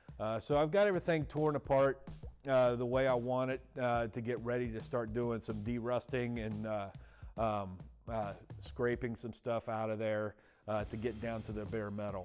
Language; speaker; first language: English; native; English